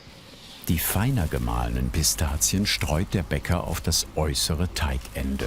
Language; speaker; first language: German; native; German